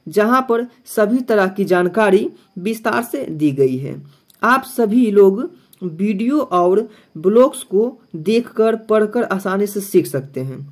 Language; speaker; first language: Hindi; native; Hindi